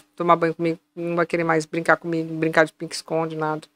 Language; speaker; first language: Portuguese; native; Portuguese